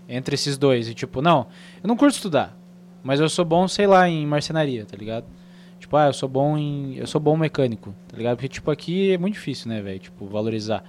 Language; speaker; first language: Portuguese; native; Portuguese